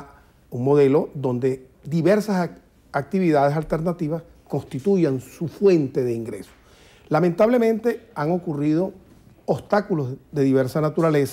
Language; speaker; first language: Spanish; native; Spanish